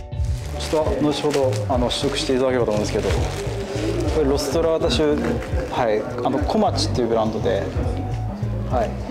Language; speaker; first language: Japanese; native; Japanese